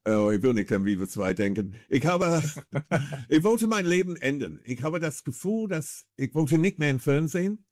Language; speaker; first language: German; non-native, fluent; English